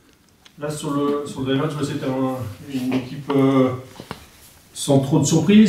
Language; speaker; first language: French; native; French